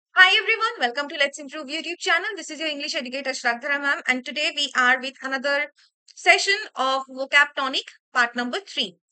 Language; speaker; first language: English; non-native, local second language; Bangla